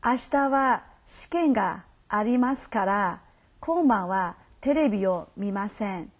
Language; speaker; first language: Japanese; non-native, fluent; Chinese